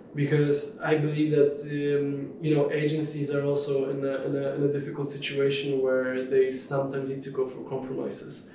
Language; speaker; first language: English; non-native, fluent; Polish